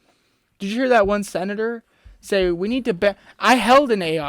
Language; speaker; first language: English; native; English